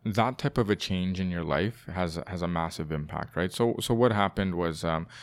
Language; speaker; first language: English; native; English